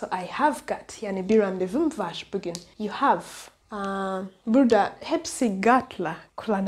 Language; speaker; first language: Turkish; non-native, fluent; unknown